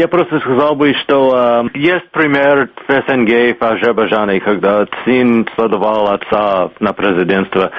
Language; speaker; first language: Russian; non-native, fluent; English